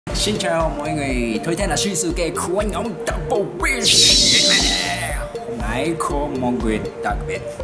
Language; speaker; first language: Vietnamese; non-native, learner; Japanese